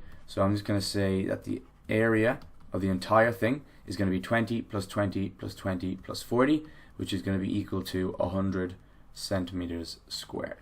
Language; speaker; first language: English; native; English